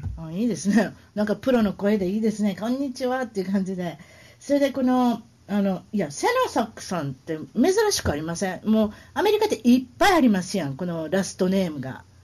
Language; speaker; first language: Japanese; native; Japanese